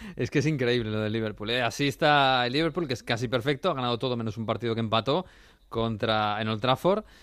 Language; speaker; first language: Spanish; native; Spanish